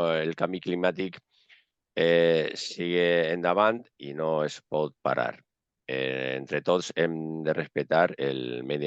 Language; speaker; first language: Catalan; non-native, local second language; Spanish